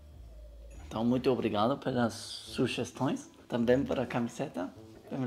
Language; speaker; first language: Portuguese; non-native, learner; German